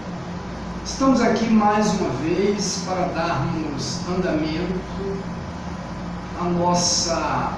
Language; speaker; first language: Portuguese; native; Portuguese